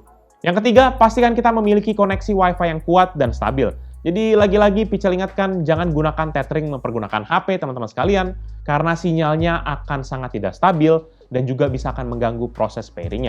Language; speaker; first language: Indonesian; native; Indonesian